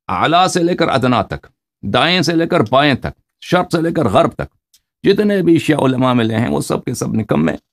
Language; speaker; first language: Hindi; non-native, fluent; Persian